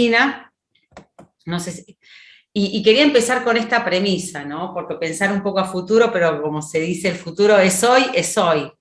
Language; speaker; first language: Spanish; native; Spanish